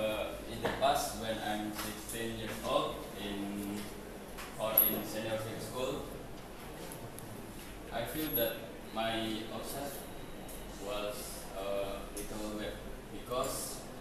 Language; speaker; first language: English; non-native, learner; Indonesian